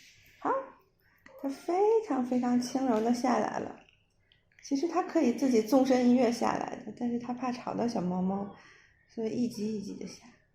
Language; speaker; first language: Chinese; native; Chinese